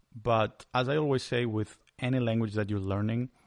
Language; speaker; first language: English; non-native, fluent; Spanish